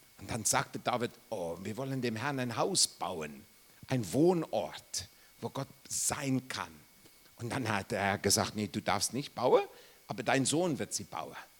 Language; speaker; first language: German; non-native, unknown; English